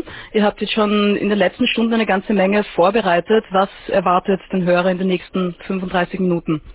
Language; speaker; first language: German; native; German